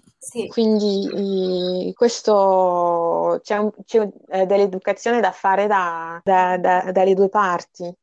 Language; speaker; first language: Italian; early bilingual, other home language; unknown